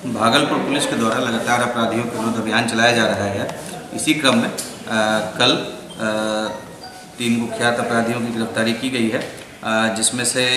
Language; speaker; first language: Hindi; native; Hindi